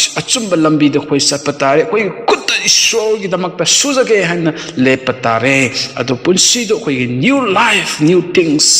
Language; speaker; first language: Manipuri; native; Manipuri